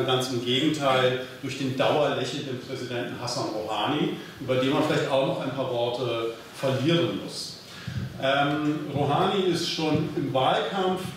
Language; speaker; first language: German; native; German